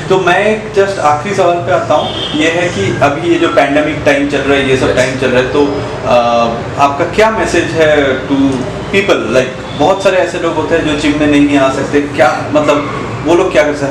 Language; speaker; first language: Hindi; native; Hindi